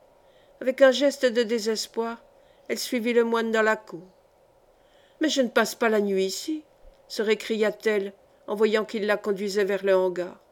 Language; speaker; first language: French; native; French